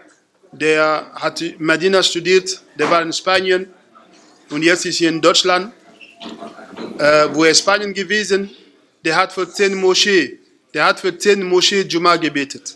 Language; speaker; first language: German; non-native, fluent; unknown